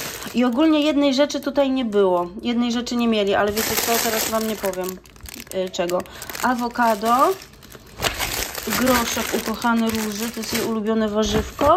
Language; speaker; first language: Polish; native; Polish